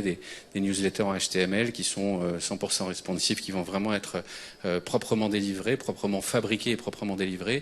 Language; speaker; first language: French; native; French